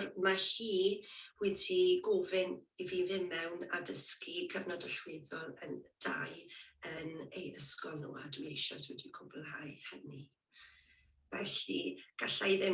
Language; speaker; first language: Welsh; native; Welsh